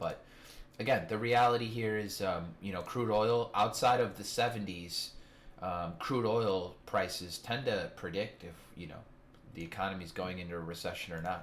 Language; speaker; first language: English; native; English